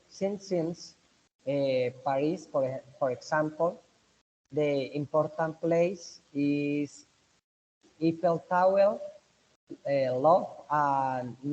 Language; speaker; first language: English; non-native, learner; Spanish